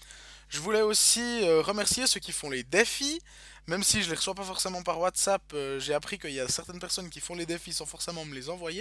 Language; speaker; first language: French; native; French